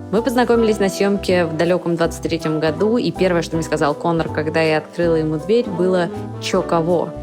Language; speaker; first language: Russian; native; Russian